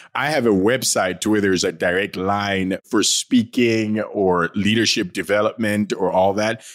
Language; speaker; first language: English; non-native, local second language; North Ndebele